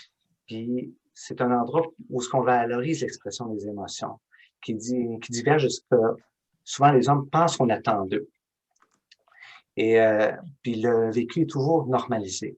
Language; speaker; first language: French; native; French